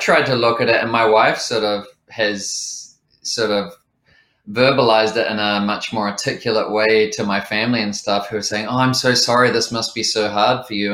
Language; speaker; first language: English; native; English